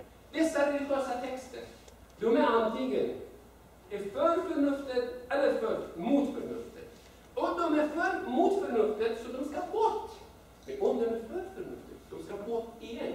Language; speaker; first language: Swedish; non-native, fluent; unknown